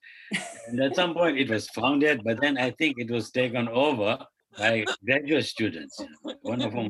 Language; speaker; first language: English; non-native, local second language; Kachhi